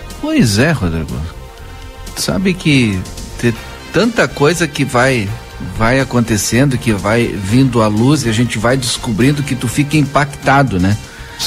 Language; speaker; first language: Portuguese; native; Portuguese